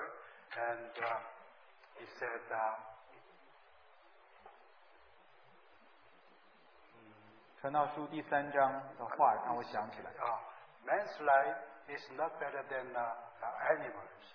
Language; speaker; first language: English; non-native, learner; Korean